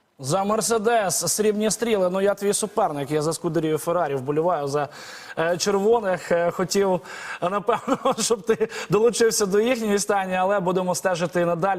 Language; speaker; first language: Ukrainian; native; Ukrainian